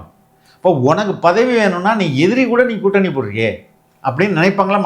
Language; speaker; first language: Tamil; native; Tamil